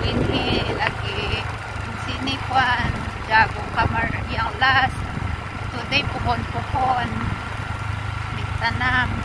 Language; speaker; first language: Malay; non-native, learner; Filipino